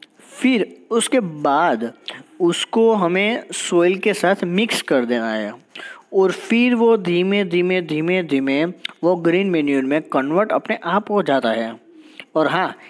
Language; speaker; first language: Hindi; non-native, local second language; Gujarati